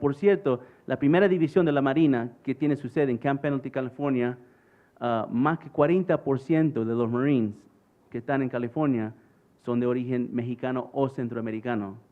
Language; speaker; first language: Spanish; early bilingual, heritage; English